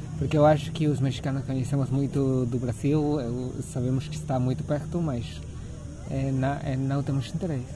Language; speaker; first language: Portuguese; non-native, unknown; Spanish